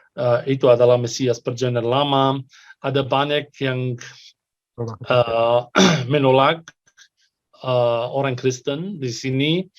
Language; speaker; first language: Indonesian; non-native, fluent; Arabic